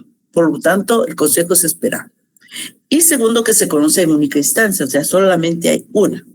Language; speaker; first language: Spanish; native; Spanish